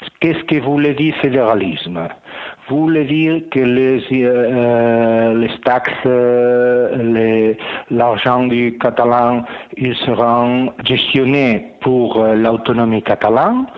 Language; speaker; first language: French; non-native, learner; Catalan